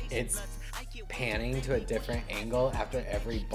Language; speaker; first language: English; native; English